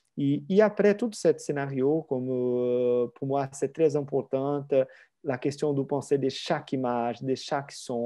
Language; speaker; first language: French; non-native, fluent; Portuguese